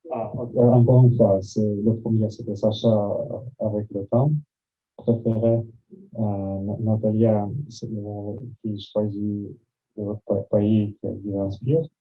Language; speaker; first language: French; non-native, learner; Russian